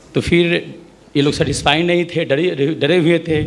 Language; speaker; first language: Hindi; native; Hindi